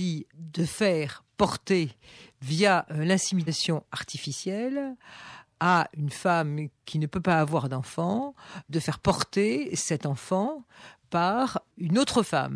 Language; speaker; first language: French; native; French